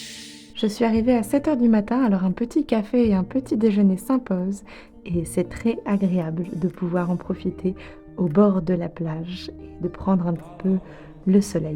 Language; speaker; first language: French; native; French